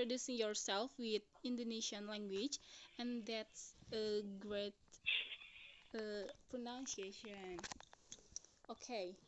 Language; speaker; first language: English; non-native, learner; Indonesian